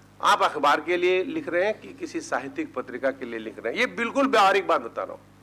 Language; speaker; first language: Hindi; native; Hindi